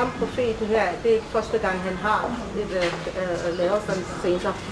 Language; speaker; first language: Danish; non-native, fluent; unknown